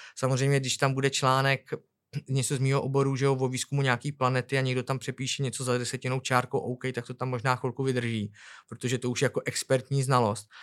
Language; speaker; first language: Czech; native; Czech